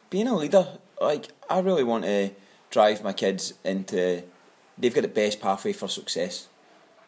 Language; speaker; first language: English; native; English